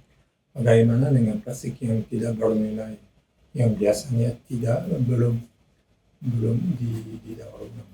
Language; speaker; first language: Indonesian; non-native, learner; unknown